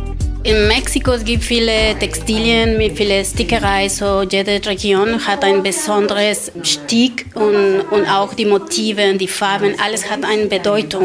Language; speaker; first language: German; non-native, learner; Spanish